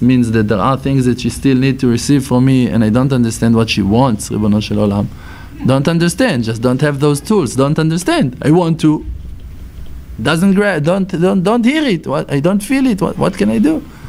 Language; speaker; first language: English; non-native, fluent; Hebrew